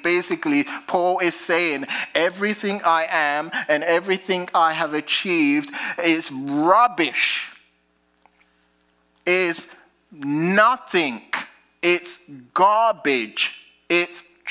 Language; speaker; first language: English; native; English